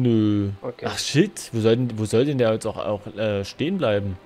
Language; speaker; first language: German; native; German